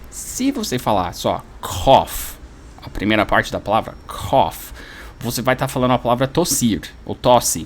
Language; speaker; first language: Portuguese; non-native, fluent; English